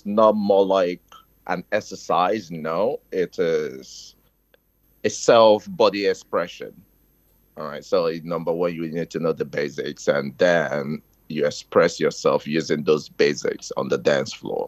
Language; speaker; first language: English; non-native, local second language; Igbo